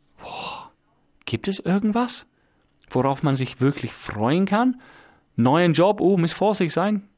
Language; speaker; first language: German; non-native, fluent; English